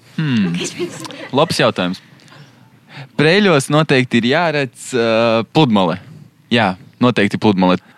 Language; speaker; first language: Latvian; native; Latvian